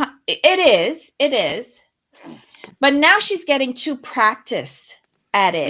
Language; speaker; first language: English; native; English